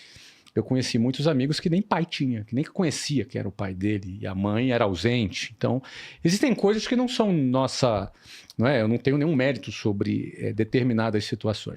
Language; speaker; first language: Portuguese; native; Portuguese